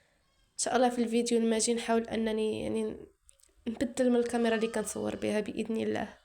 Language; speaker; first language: Arabic; native; Arabic